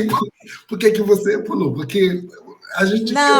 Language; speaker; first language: Portuguese; non-native, fluent; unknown